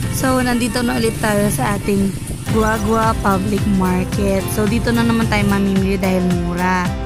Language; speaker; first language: Filipino; non-native, local second language; Pampanga